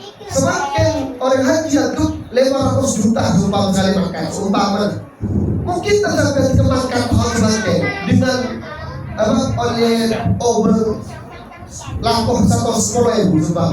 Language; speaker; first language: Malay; non-native, local second language; Javanese